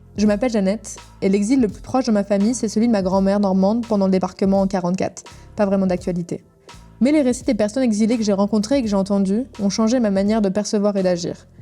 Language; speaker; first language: French; native; French